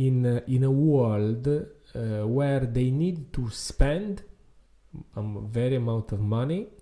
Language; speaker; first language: English; non-native, fluent; Italian